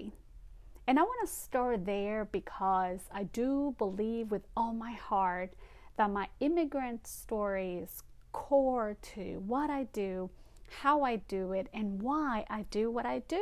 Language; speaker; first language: English; non-native, fluent; Spanish